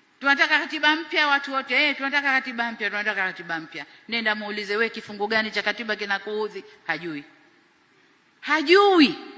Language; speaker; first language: Swahili; native; Swahili